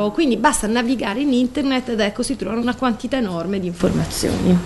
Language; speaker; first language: Italian; native; Italian